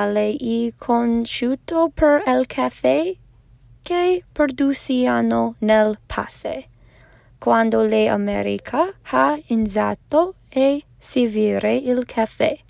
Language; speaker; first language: Italian; non-native, learner; English